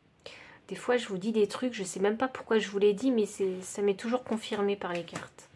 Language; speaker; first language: French; native; French